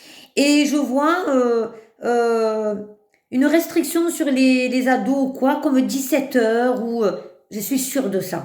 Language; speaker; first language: French; native; French